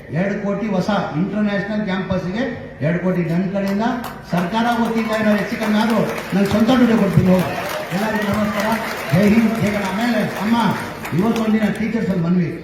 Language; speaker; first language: Kannada; non-native, local second language; Urdu